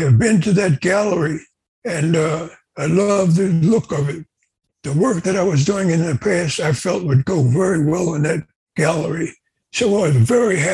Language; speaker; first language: English; native; English